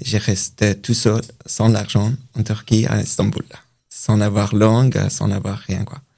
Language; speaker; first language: French; non-native, learner; Persian